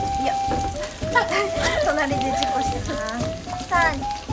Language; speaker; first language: Japanese; native; Japanese